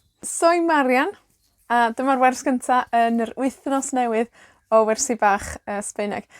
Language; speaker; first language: Welsh; native; Welsh